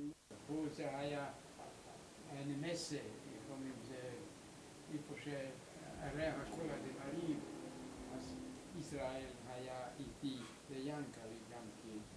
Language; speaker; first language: Hebrew; non-native, learner; German